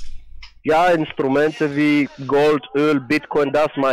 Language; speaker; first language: German; non-native, fluent; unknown